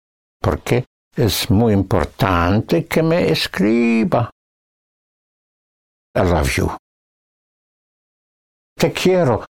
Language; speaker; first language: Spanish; non-native, fluent; English